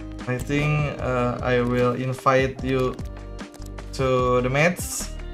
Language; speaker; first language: English; non-native, learner; Indonesian